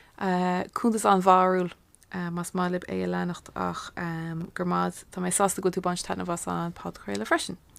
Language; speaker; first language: Irish; non-native, local second language; English